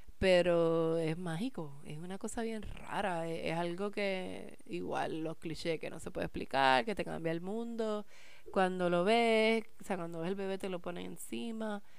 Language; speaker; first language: Spanish; early bilingual, heritage; Spanish